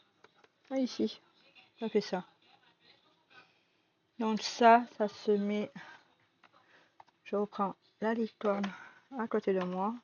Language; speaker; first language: French; native; French